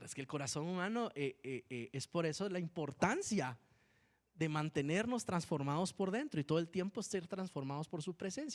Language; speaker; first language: Spanish; native; Spanish